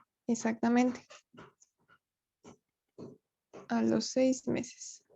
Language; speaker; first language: Spanish; native; Spanish